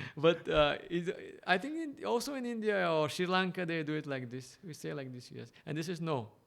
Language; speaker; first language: English; non-native, fluent; Bulgarian